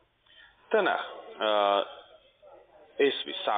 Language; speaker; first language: German; non-native, learner; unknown